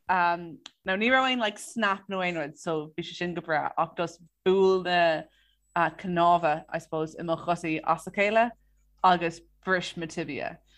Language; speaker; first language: Irish; non-native, local second language; English